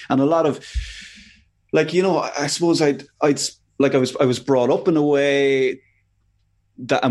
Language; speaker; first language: English; native; English